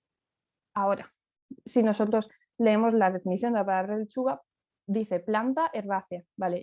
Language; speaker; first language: Spanish; native; Spanish